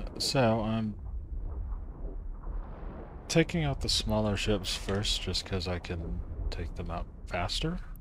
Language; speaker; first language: English; native; English